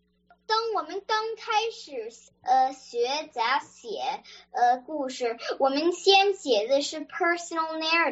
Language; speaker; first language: Chinese; early bilingual, other home language; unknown